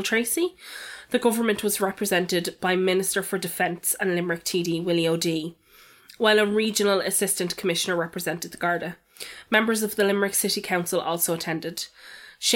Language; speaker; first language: English; native; English